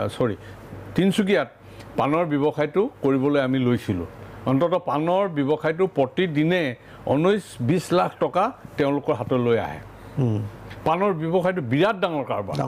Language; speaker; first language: Assamese; native; Assamese